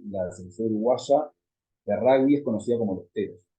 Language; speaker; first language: Spanish; native; Spanish